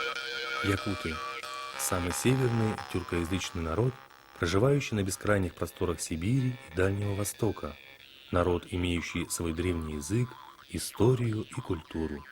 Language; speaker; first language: Russian; native; Russian